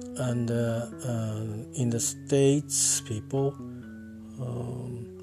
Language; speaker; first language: English; non-native, learner; Japanese